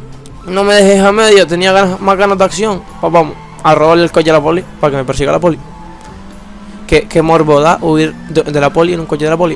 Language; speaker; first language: Spanish; native; Spanish